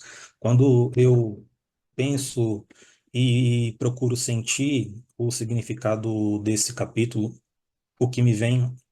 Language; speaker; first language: Portuguese; native; Portuguese